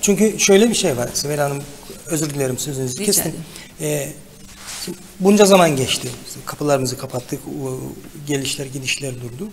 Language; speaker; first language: Turkish; native; Turkish